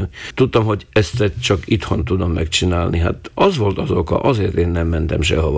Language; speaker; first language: Hungarian; non-native, local second language; Slovak